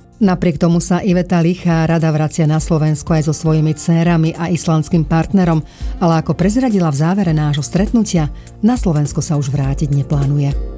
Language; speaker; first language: Slovak; native; Slovak